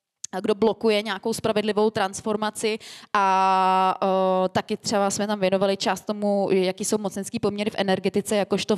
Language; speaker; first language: Czech; native; Czech